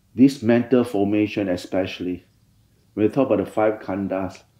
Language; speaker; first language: English; non-native, fluent; Thai